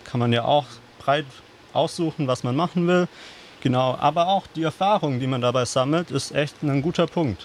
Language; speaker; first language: German; native; German